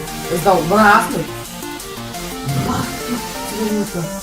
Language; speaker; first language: Bulgarian; native; Bulgarian